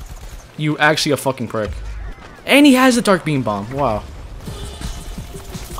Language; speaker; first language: English; native; English